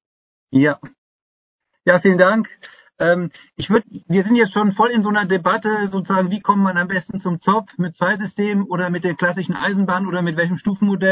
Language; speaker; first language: German; native; German